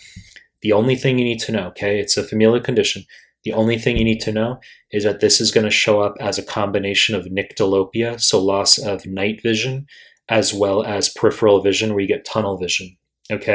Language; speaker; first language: English; native; English